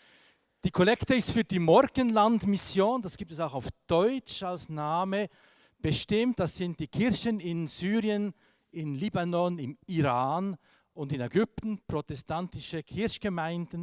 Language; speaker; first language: German; non-native, fluent; French